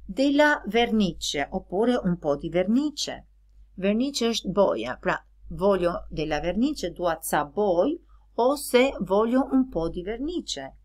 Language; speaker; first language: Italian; non-native, fluent; Albanian